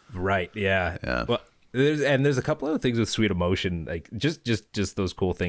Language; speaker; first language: English; native; English